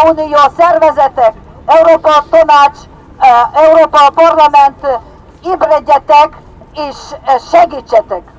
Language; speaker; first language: Hungarian; non-native, fluent; Ukrainian